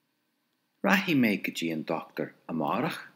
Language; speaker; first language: Irish; non-native, local second language; English